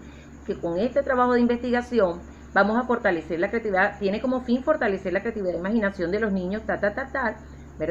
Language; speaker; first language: Spanish; native; Spanish